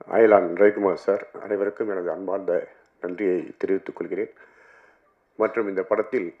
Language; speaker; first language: Tamil; native; Tamil